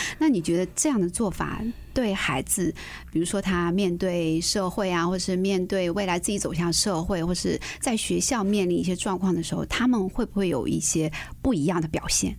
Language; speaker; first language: Chinese; native; Chinese